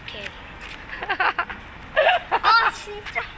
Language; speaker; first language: Korean; early bilingual, other home language; Mizo